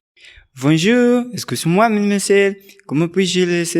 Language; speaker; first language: French; non-native, learner; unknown